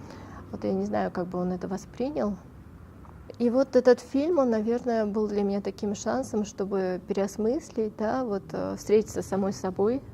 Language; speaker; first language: Russian; non-native, local second language; Tajik